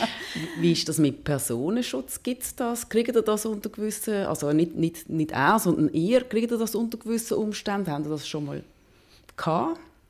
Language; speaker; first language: German; native; German